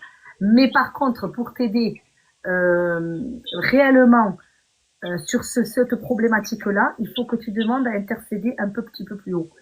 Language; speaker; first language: French; native; French